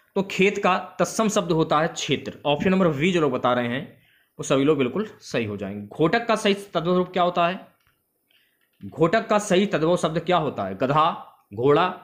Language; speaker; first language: Hindi; native; Hindi